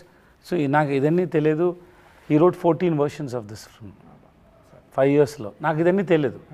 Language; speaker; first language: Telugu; non-native, learner; Tamil